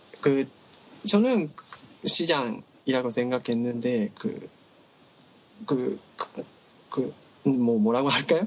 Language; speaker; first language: Korean; non-native, learner; Japanese